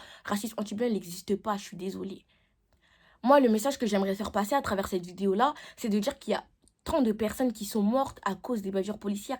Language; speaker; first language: French; native; French